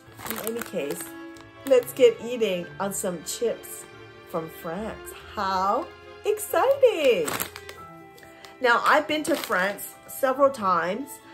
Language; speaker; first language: English; native; English